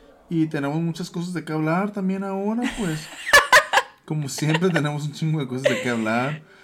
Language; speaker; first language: Spanish; early bilingual, other home language; English